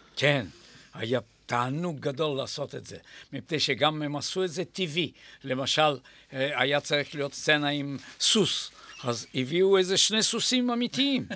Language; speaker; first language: Hebrew; non-native, fluent; Bulgarian